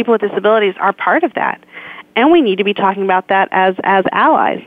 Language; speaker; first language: English; native; English